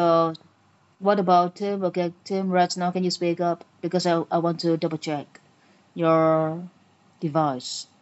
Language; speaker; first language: English; non-native, fluent; Vietnamese